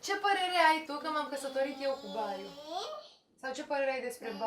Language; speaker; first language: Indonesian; non-native, fluent; Romanian